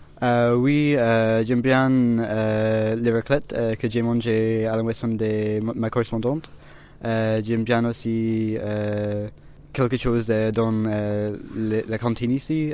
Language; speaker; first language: French; non-native, learner; English